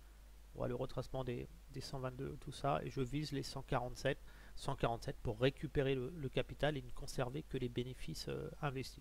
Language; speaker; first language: French; native; French